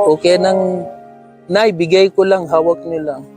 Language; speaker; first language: Filipino; non-native, learner; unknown